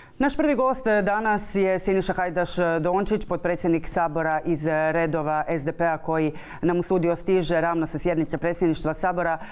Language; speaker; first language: Croatian; native; Croatian